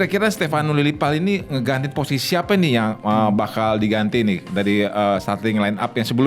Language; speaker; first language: Indonesian; native; Indonesian